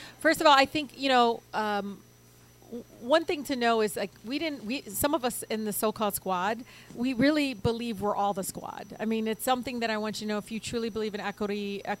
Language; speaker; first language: English; early bilingual, other home language; Arabic